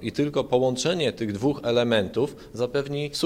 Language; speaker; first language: Polish; native; Polish